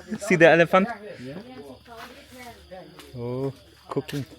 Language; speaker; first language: English; non-native, learner; Polish